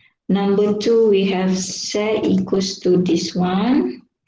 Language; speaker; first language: English; non-native, local second language; Malay